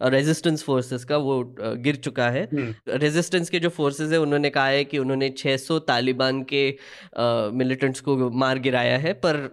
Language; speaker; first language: Hindi; non-native, local second language; Marathi